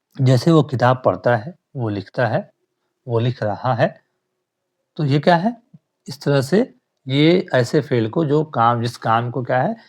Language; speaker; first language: Urdu; native; Urdu